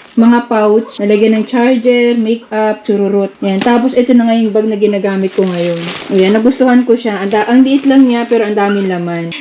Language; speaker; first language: Filipino; native; Filipino